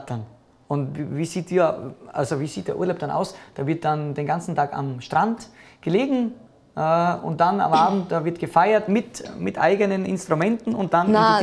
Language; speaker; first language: German; native; German